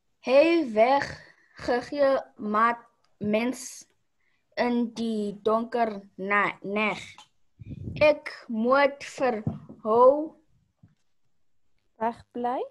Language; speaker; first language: Afrikaans; non-native, local second language; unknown